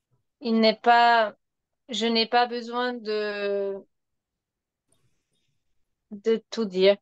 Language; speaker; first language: French; non-native, fluent; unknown